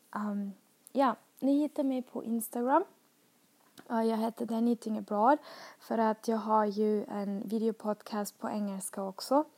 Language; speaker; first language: Swedish; non-native, fluent; German